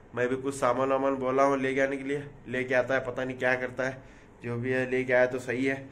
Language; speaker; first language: Hindi; non-native, local second language; Urdu